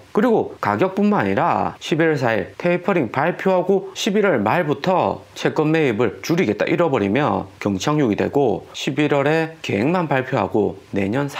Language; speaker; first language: Korean; native; Korean